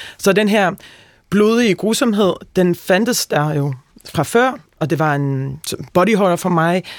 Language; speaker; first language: Danish; early bilingual, heritage; Norwegian